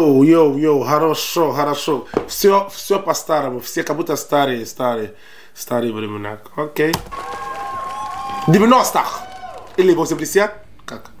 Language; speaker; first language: Russian; non-native, learner; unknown